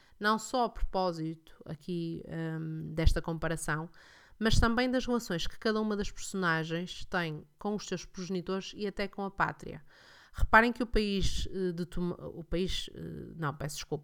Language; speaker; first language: Portuguese; native; Portuguese